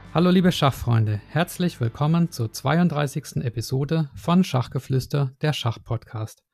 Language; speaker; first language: German; native; German